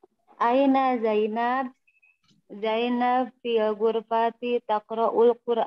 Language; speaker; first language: Arabic; non-native, learner; Indonesian